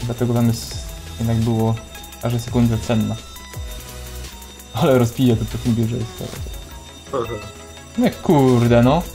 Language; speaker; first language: Polish; native; Polish